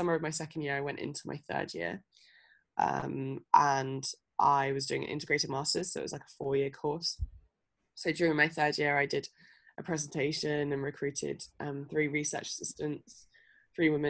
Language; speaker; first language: English; native; English